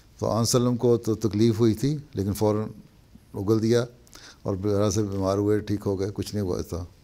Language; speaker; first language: Urdu; native; Urdu